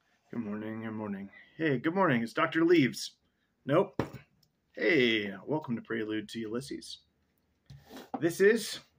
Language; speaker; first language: English; native; English